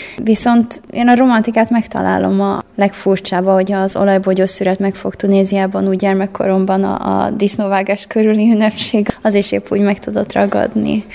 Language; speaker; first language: Hungarian; early bilingual, heritage; Hungarian